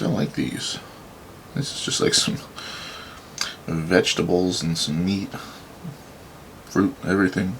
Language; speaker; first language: English; native; English